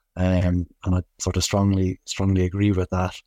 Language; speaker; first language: English; native; English